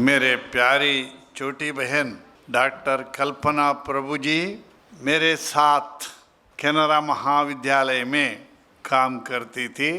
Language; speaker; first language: Hindi; non-native, local second language; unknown